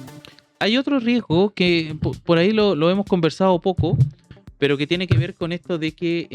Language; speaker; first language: Spanish; native; Spanish